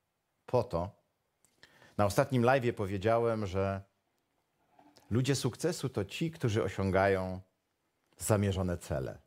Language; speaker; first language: Polish; native; Polish